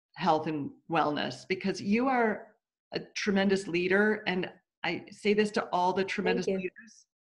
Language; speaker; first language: English; native; English